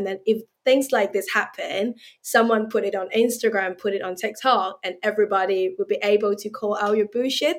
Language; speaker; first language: English; non-native, local second language; Cantonese